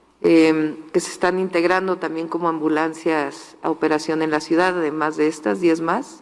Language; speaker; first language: Spanish; native; Spanish